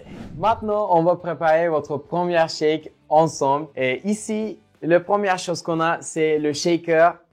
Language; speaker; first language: French; non-native, fluent; Turkish